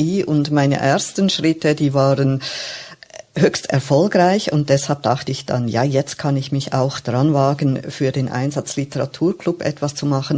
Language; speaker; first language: German; native; German